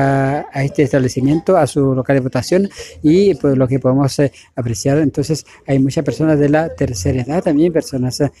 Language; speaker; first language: Spanish; native; Spanish